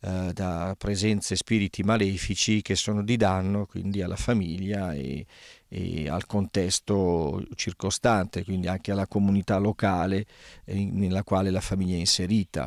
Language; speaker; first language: Italian; native; Italian